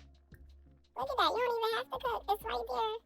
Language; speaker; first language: English; native; English